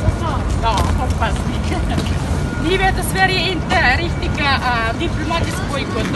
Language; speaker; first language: Swedish; non-native, learner; Uyghur